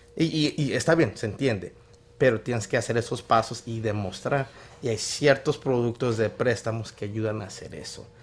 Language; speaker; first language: Spanish; early bilingual, heritage; Spanish